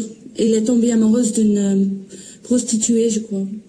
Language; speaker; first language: French; non-native, learner; English